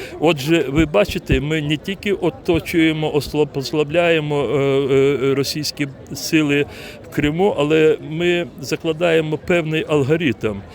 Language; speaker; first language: Ukrainian; non-native, local second language; Crimean Tatar